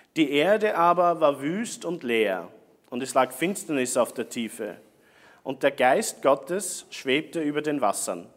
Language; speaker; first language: German; native; German